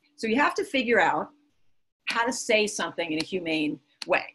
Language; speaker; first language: English; native; English